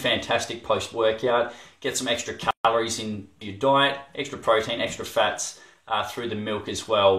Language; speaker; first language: English; native; English